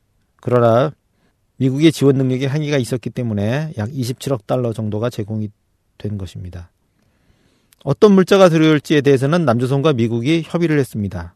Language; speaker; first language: Korean; native; Korean